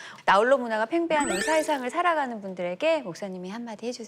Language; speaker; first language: Korean; native; Korean